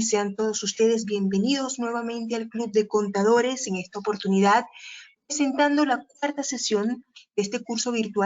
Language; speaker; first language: Spanish; native; Spanish